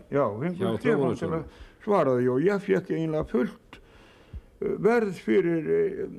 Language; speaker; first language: Icelandic; native; Icelandic